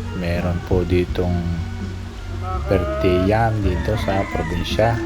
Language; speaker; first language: Filipino; native; Filipino